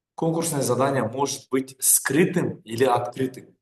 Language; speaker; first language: Russian; non-native, local second language; Kazakh